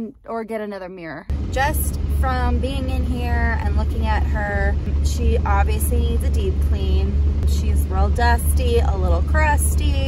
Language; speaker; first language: English; native; English